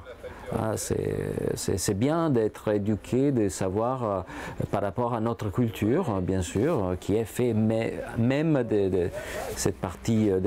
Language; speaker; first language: French; non-native, fluent; Italian